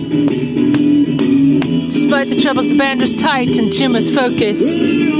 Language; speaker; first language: English; native; English